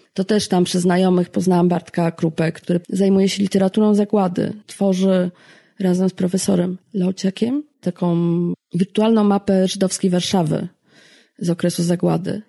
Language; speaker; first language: Polish; native; Polish